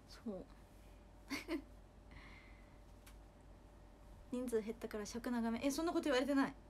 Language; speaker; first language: Japanese; native; Japanese